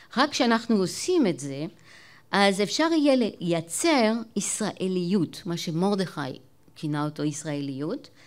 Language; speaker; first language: Hebrew; non-native, fluent; French